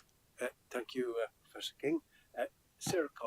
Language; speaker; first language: English; native; English